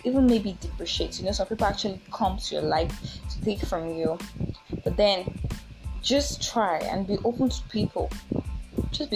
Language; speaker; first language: English; non-native, local second language; Yoruba